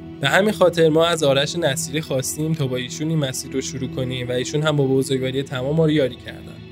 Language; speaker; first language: Persian; native; Persian